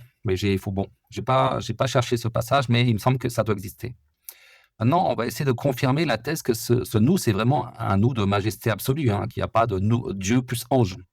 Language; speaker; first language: French; native; French